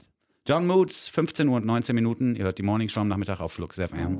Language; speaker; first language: German; native; German